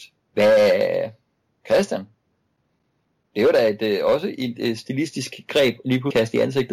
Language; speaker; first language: Danish; native; Danish